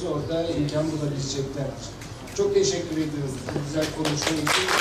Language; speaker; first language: Turkish; native; Turkish